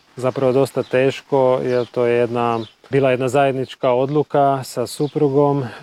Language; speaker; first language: Serbian; early bilingual, heritage; Croatian